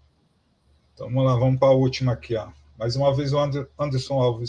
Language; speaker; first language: Portuguese; native; Portuguese